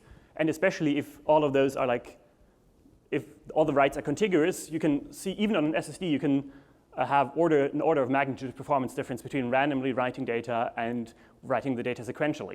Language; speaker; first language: English; non-native, fluent; German